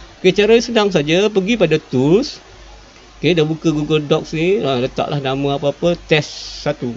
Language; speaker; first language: Malay; native; Malay